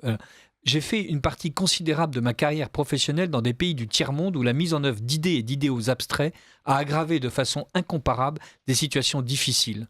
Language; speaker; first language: French; native; French